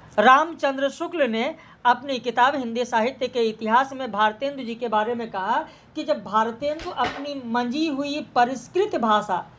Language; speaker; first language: Hindi; native; Hindi